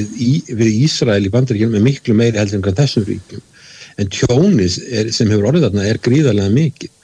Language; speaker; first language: Icelandic; native; Icelandic